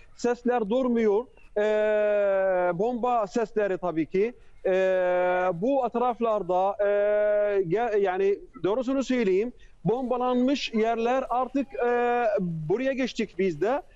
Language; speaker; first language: Turkish; non-native, fluent; Arabic